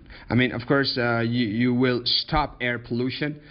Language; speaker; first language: English; non-native, fluent; Persian